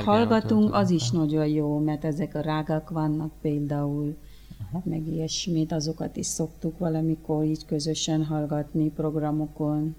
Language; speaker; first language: Hungarian; early bilingual, other home language; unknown